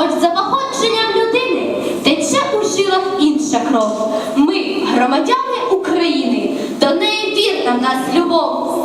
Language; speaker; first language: Ukrainian; native; Ukrainian